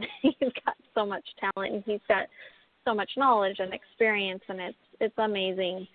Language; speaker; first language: English; native; English